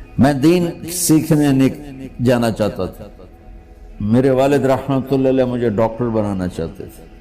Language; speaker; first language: Urdu; non-native, local second language; Punjabi